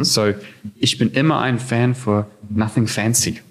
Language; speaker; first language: German; non-native, fluent; English